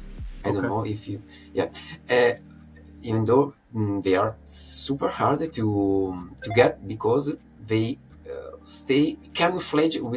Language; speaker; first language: English; non-native, fluent; Italian